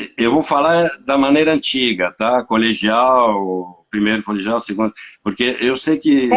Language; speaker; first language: Portuguese; non-native, fluent; French